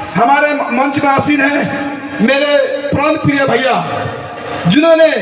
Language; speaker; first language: Hindi; non-native, local second language; Bangla